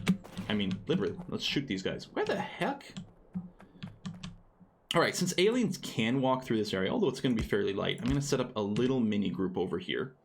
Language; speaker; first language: English; native; English